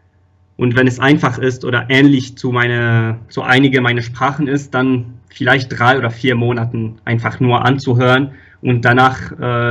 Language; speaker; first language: German; non-native, fluent; Arabic